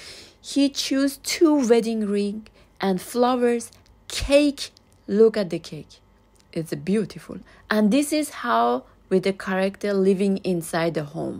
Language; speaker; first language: English; non-native, learner; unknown